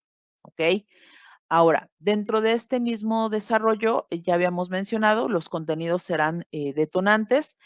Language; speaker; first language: Spanish; native; Spanish